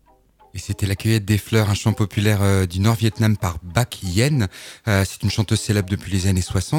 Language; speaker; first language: French; native; French